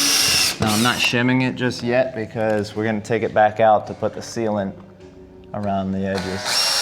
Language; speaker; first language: English; native; English